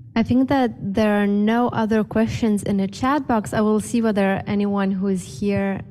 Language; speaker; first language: English; non-native, fluent; Lithuanian